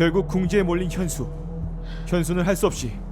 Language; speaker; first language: Korean; native; Korean